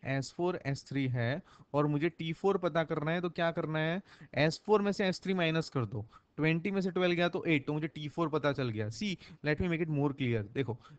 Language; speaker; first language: Hindi; non-native, local second language; Gujarati